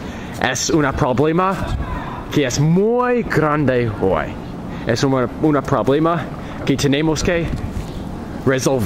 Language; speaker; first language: Spanish; non-native, learner; English